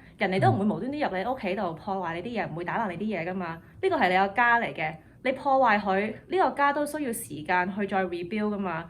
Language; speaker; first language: Cantonese; early bilingual, heritage; Cantonese